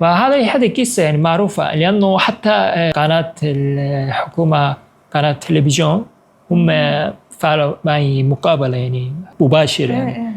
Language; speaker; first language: Arabic; non-native, fluent; Korean